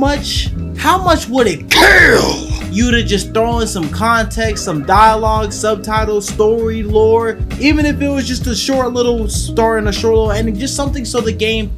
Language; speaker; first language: English; native; English